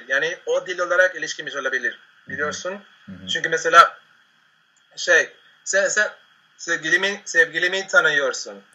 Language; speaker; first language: Turkish; non-native, fluent; Spanish